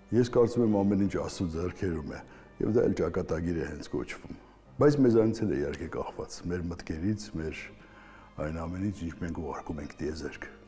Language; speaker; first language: Armenian; native; Armenian